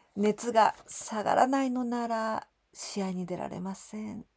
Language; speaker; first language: Japanese; native; Japanese